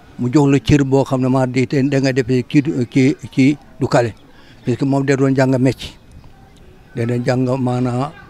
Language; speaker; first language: Wolof; native; Wolof